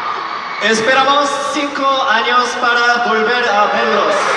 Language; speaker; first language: Spanish; non-native, learner; Korean